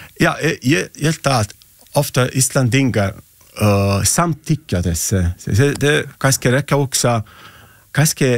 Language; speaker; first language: Icelandic; non-native, learner; Italian